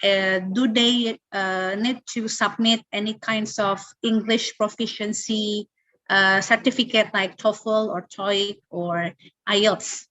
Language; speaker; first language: English; non-native, fluent; Indonesian